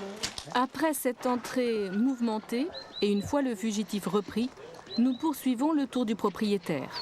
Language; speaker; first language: French; native; French